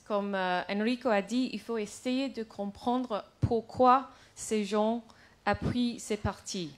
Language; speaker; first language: French; non-native, fluent; English